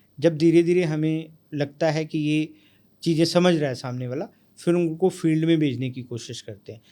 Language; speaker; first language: Hindi; non-native, local second language; Punjabi